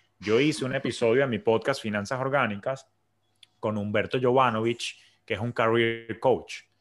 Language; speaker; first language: Spanish; native; Spanish